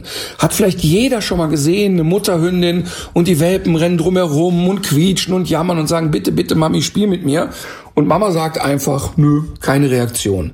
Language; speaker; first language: German; native; German